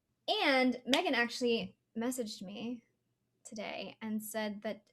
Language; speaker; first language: English; native; English